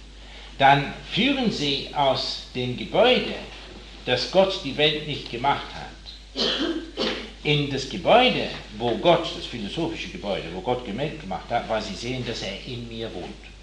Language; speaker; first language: German; non-native, fluent; English